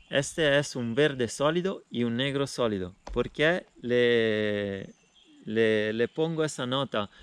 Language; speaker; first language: Spanish; non-native, fluent; Italian